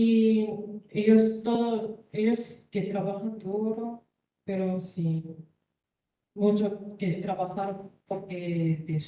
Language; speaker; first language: Spanish; non-native, learner; Korean